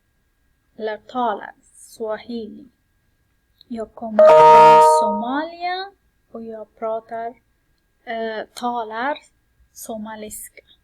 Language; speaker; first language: Swedish; non-native, fluent; Persian